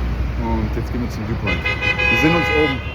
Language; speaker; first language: German; native; German